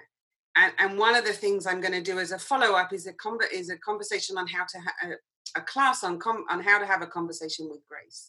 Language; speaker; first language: English; native; English